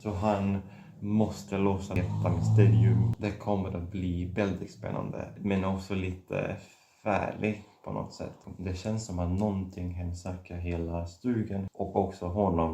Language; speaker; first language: Swedish; non-native, fluent; Catalan